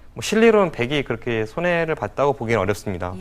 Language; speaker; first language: Korean; native; Korean